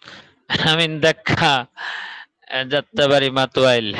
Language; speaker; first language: Arabic; non-native, fluent; Bangla